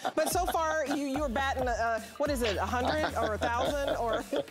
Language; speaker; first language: English; native; English